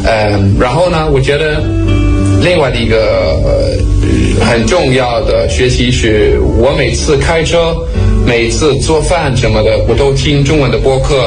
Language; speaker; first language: Chinese; non-native, fluent; Danish